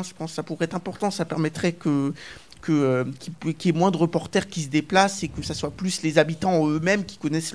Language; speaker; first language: French; native; French